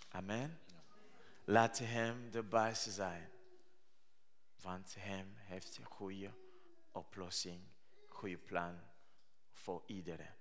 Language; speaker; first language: Dutch; non-native, learner; Rundi